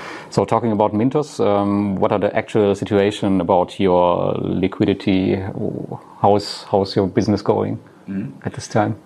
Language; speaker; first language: English; non-native, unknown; German